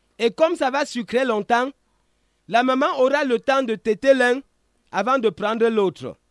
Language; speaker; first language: French; non-native, local second language; Ghomala